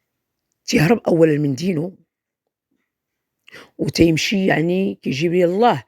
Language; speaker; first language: Arabic; native; Arabic